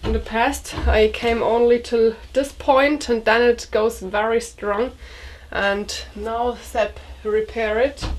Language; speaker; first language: English; non-native, learner; German